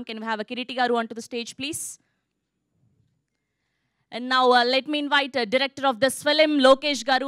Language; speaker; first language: Telugu; native; Telugu